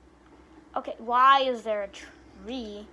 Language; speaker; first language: English; native; English